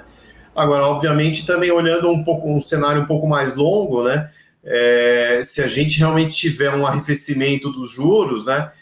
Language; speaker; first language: Portuguese; native; Portuguese